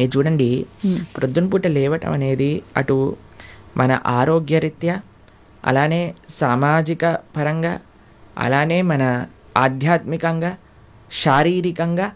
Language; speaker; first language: Telugu; native; Telugu